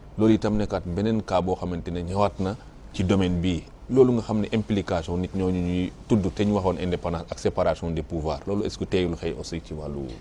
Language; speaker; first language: Wolof; native; Wolof